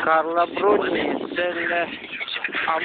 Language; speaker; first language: French; non-native, learner; Romanian